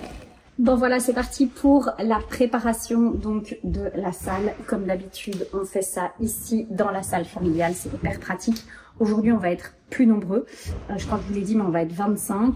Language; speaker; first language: French; native; French